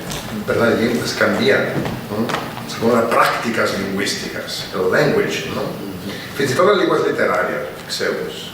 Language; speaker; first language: Catalan; non-native, fluent; Italian